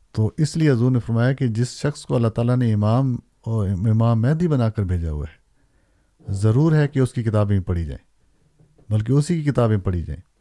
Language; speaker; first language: Urdu; native; Urdu